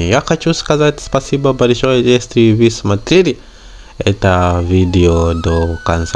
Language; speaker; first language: Russian; non-native, learner; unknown